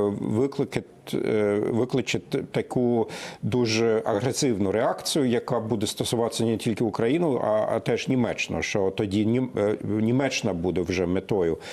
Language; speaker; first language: Ukrainian; non-native, fluent; German